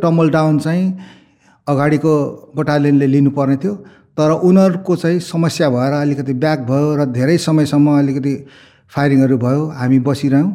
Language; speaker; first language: Nepali; native; Nepali